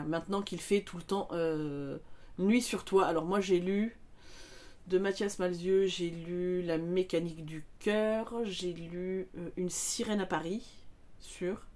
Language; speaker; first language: French; native; French